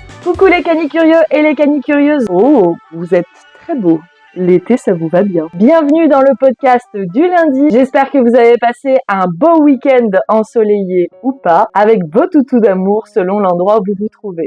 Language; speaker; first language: French; native; French